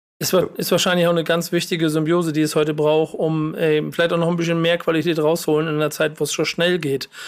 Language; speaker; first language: German; native; German